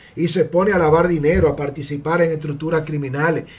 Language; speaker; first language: Spanish; native; Spanish